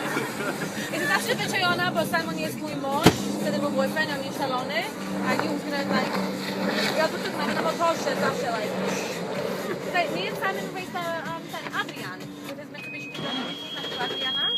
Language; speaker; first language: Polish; early bilingual, heritage; Polish